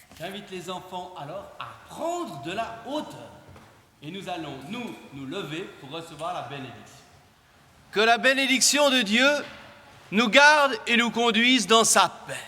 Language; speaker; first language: French; native; French